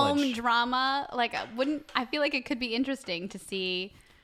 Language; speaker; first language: English; native; English